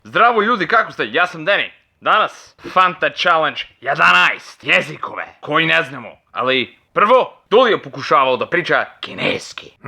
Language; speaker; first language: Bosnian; non-native, learner; English